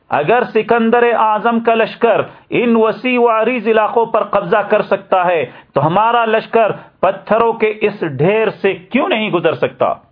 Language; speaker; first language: Urdu; native; Urdu